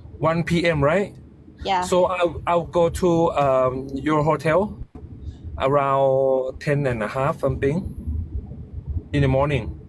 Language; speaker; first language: English; non-native, learner; Thai